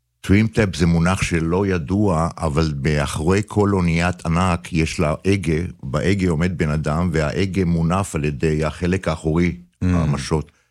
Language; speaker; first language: Hebrew; native; Hebrew